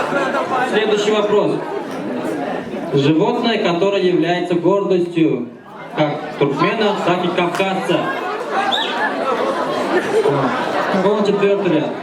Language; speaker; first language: Russian; non-native, fluent; Turkmen